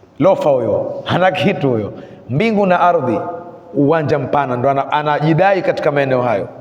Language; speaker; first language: Swahili; native; Swahili